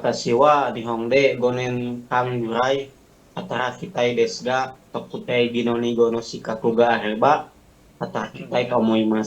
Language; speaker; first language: Japanese; non-native, learner; Indonesian